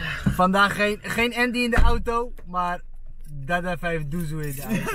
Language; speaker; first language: Dutch; native; Dutch